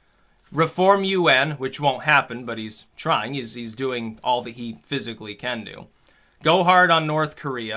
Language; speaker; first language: English; native; English